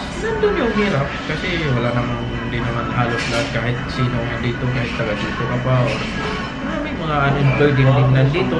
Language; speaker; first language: Filipino; native; Filipino